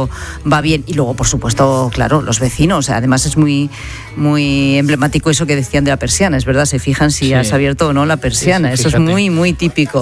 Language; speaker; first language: Spanish; native; Spanish